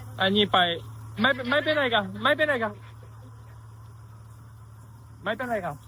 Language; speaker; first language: Thai; non-native, learner; Japanese